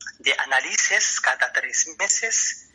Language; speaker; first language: Spanish; non-native, learner; Arabic